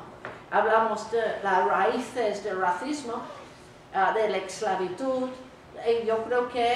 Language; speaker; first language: Spanish; non-native, fluent; English